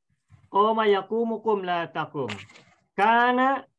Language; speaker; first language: Arabic; non-native, fluent; Indonesian